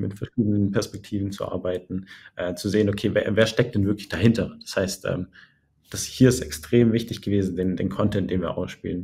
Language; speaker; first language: German; native; German